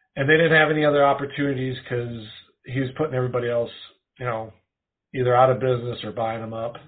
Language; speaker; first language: English; native; English